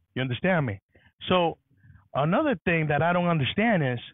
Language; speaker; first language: English; early bilingual, other home language; Spanish